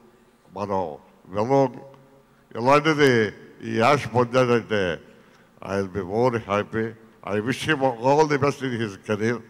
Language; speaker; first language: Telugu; native; Telugu